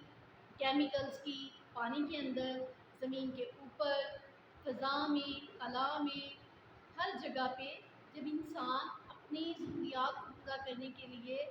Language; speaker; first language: Urdu; native; Urdu